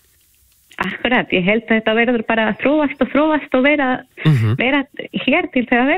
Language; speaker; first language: Icelandic; non-native, fluent; Spanish